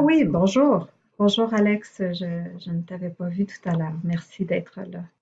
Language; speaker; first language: French; native; French